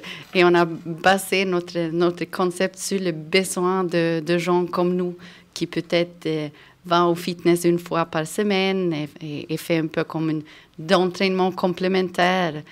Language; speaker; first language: French; non-native, fluent; Swedish